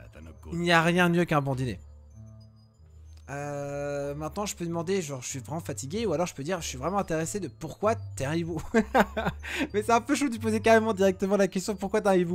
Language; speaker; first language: French; native; French